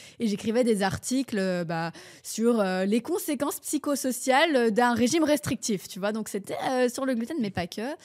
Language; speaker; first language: French; early bilingual, heritage; French